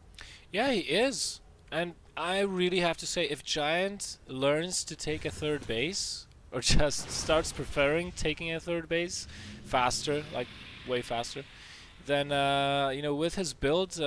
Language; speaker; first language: English; non-native, fluent; Dutch